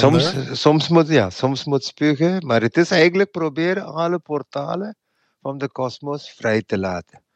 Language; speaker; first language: Dutch; non-native, fluent; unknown